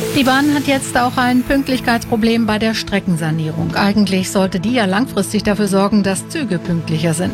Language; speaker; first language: German; native; German